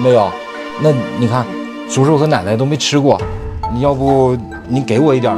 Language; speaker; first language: Chinese; native; Chinese